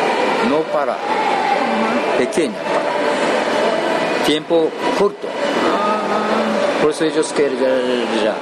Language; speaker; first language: Spanish; non-native, learner; Japanese